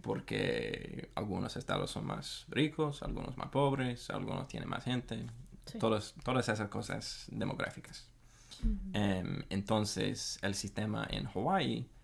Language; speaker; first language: Spanish; non-native, fluent; English